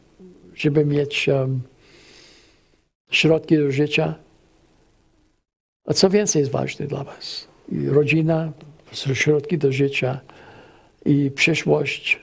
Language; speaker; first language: Polish; early bilingual, heritage; English